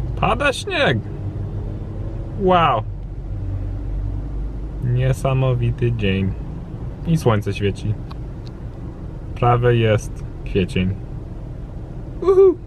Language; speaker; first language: Polish; non-native, learner; English